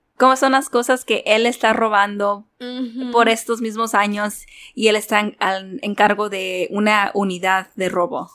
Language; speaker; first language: Spanish; early bilingual, heritage; Spanish